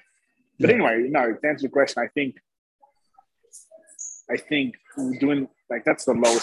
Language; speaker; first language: English; native; English